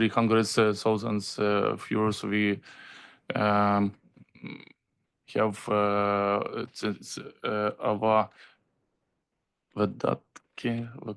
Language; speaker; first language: English; non-native, learner; Ukrainian